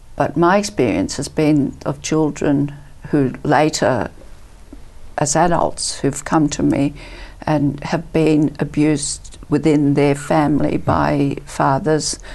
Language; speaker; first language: English; early bilingual, other home language; Italian